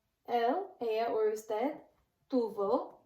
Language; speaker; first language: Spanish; non-native, learner; English